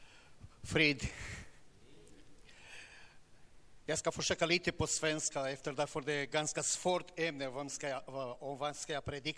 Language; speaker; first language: Swedish; non-native, learner; Romanian